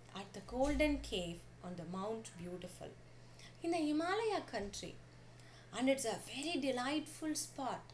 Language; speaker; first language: English; non-native, local second language; Tamil